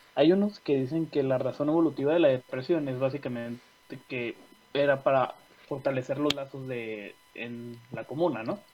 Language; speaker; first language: Spanish; native; Spanish